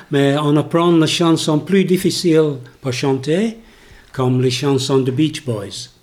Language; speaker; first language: French; non-native, learner; English